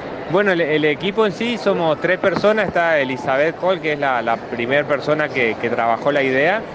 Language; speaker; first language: Spanish; native; Spanish